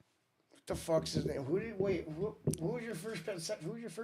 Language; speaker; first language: English; native; English